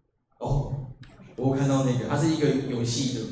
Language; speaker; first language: Chinese; native; Chinese